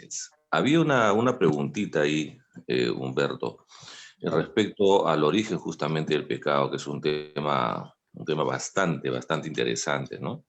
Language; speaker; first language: Spanish; native; Spanish